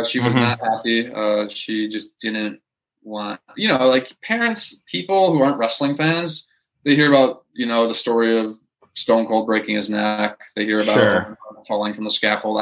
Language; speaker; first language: English; native; English